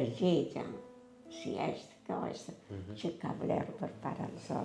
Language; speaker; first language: Albanian; non-native, learner; Italian